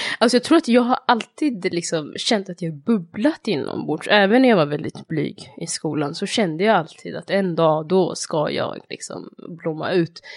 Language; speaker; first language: Swedish; early bilingual, other home language; Somali